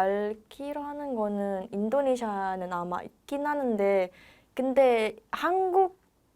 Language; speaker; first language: Korean; non-native, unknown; Indonesian